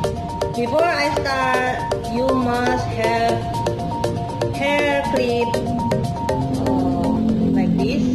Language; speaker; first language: English; non-native, learner; Indonesian